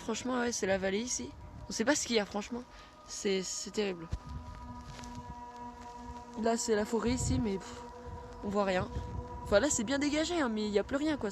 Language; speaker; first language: French; native; French